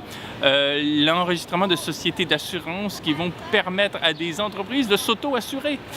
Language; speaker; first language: French; native; French